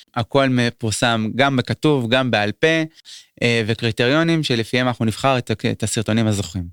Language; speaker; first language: Hebrew; native; Hebrew